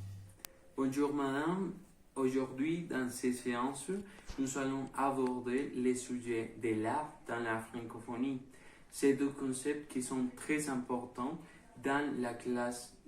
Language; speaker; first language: French; non-native, learner; Spanish